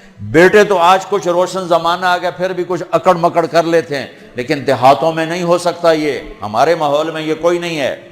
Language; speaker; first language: Urdu; non-native, local second language; Punjabi